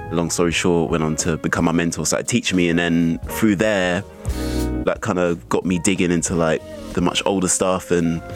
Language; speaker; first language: English; native; English